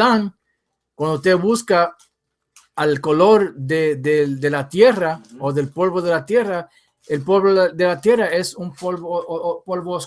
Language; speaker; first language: Spanish; early bilingual, heritage; English